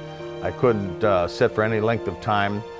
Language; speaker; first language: English; native; English